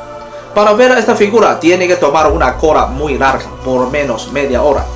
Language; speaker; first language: Spanish; non-native, fluent; Chinese